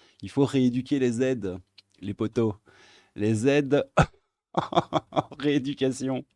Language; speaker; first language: French; native; French